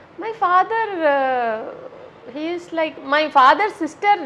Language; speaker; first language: Telugu; non-native, local second language; Tamil